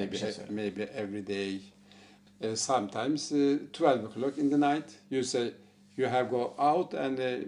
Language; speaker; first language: English; non-native, learner; Turkish